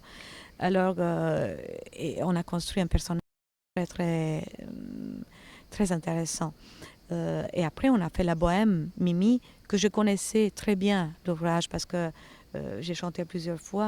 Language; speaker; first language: French; non-native, fluent; Albanian